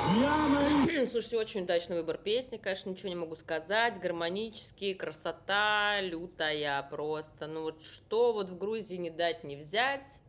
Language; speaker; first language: Russian; native; Russian